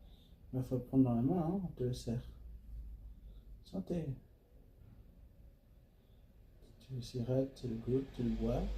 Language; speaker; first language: French; native; French